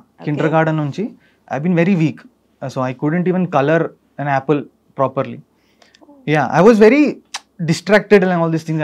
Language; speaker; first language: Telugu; non-native, fluent; Malayalam